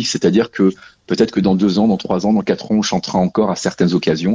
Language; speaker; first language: French; native; French